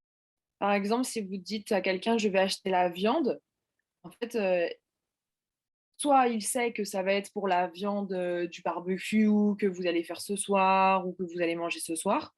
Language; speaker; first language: French; native; French